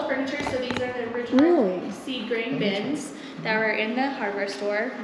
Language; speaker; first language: English; native; English